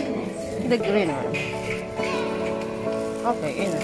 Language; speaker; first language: English; non-native, learner; Filipino